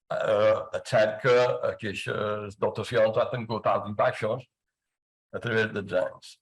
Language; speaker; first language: Catalan; native; Catalan